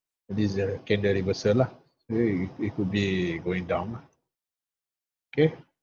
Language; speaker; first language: English; non-native, local second language; Malay